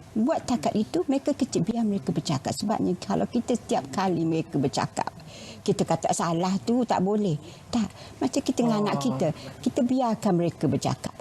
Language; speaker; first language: Malay; native; Malay